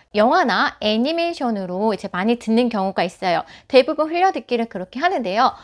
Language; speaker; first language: Korean; native; Korean